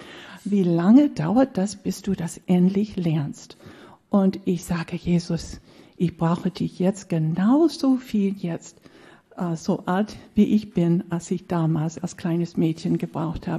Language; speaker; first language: German; non-native, fluent; English